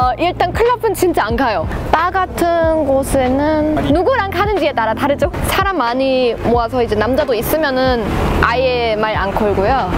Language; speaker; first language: Korean; non-native, fluent; German